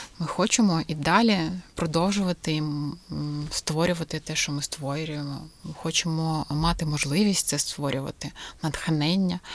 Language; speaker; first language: Ukrainian; non-native, local second language; Russian